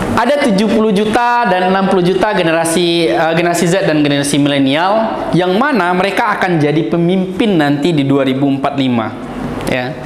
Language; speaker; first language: Indonesian; native; Indonesian